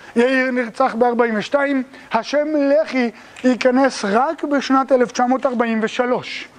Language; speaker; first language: Hebrew; native; Hebrew